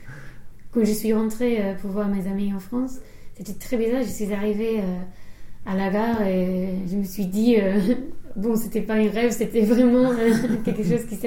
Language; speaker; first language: French; non-native, fluent; English